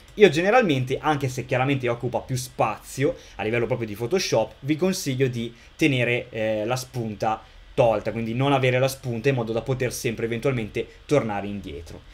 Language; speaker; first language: Italian; native; Italian